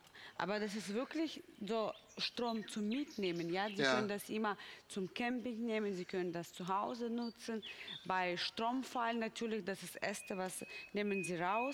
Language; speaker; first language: German; non-native, fluent; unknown